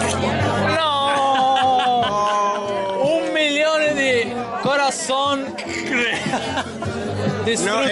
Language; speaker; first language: Spanish; non-native, learner; Italian